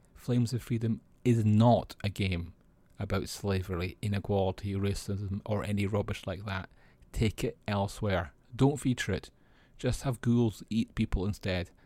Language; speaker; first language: English; native; English